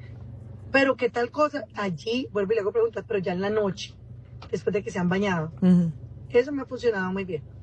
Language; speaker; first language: Spanish; native; Spanish